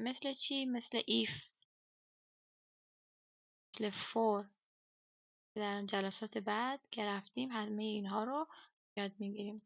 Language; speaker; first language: Persian; native; Persian